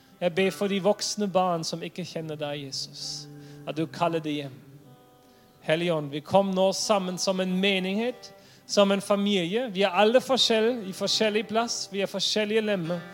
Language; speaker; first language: Norwegian; non-native, fluent; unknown